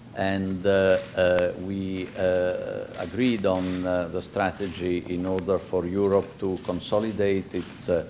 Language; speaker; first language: English; non-native, fluent; Italian